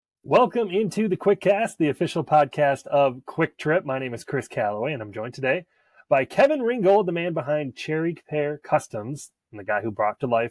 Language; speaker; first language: English; native; English